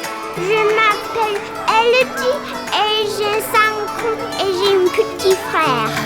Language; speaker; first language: French; non-native, learner; English